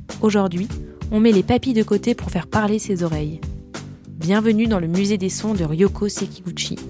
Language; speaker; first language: French; native; French